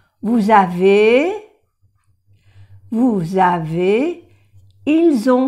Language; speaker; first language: French; non-native, fluent; Spanish